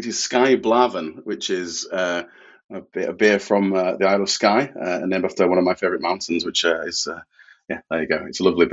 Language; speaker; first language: English; native; English